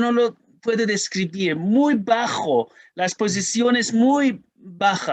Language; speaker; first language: Spanish; non-native, learner; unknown